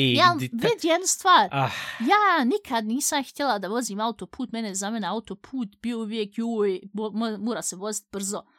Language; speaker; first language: Bosnian; early bilingual, heritage; Bosnian